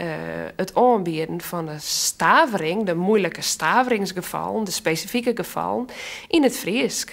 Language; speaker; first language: Dutch; non-native, local second language; Western Frisian